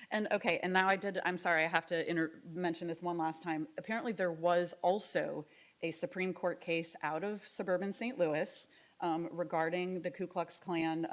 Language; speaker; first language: English; native; English